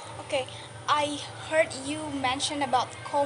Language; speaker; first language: English; non-native, local second language; Indonesian